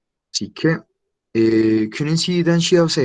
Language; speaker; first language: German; non-native, fluent; Spanish